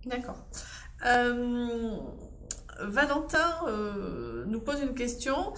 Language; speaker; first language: French; native; French